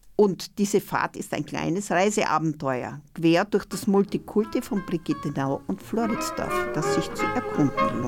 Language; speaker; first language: German; native; German